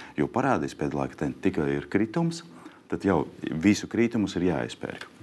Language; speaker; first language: Latvian; non-native, local second language; Russian